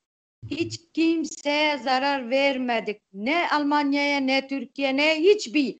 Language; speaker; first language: Turkish; non-native, local second language; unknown